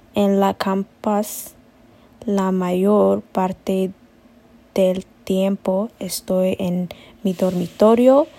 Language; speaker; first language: Spanish; non-native, learner; Amharic